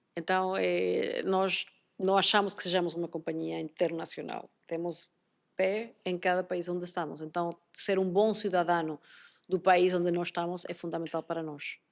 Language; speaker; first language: Portuguese; non-native, fluent; Spanish